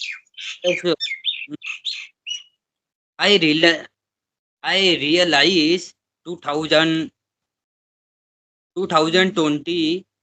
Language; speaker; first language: English; non-native, learner; Hindi